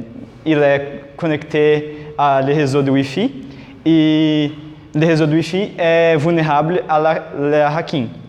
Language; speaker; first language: French; non-native, learner; Portuguese